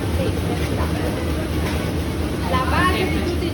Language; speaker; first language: Italian; native; Italian